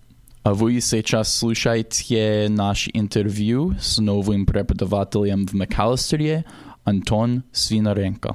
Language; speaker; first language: Russian; non-native, learner; English